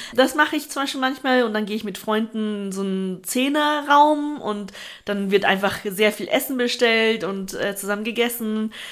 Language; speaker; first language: German; early bilingual, other home language; Chinese